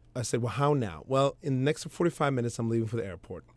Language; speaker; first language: English; early bilingual, other home language; Swedish